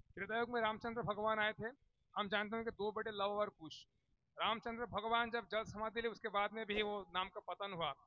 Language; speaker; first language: Hindi; non-native, local second language; Bangla